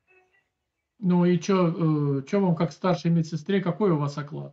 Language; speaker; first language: Russian; native; Russian